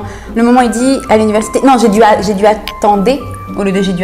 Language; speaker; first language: French; native; French